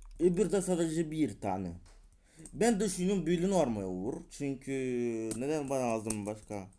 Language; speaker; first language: Turkish; non-native, learner; Russian